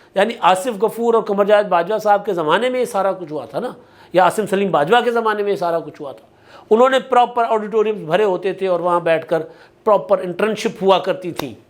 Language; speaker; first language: Urdu; non-native, local second language; Sindhi